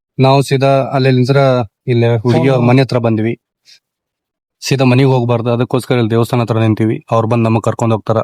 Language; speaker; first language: Kannada; non-native, local second language; Lambadi